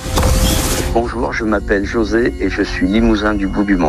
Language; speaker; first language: French; early bilingual, other home language; Portuguese